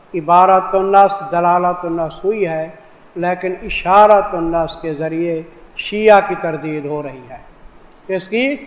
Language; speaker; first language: Urdu; non-native, local second language; Saraiki